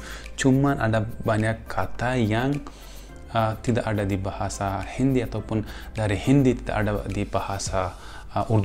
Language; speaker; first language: Indonesian; non-native, fluent; Urdu